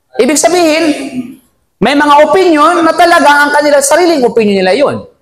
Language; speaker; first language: Filipino; non-native, local second language; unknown